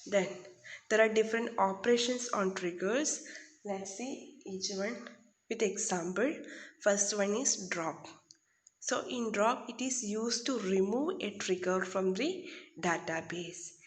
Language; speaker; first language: English; non-native, local second language; Malayalam